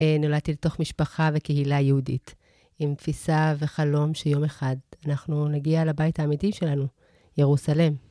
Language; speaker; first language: Hebrew; early bilingual, other home language; Amharic